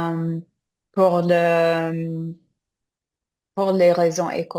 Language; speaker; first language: French; non-native, learner; English